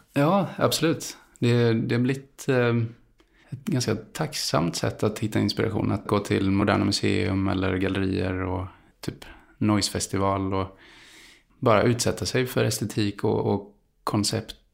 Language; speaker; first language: Swedish; early bilingual, other home language; Spanish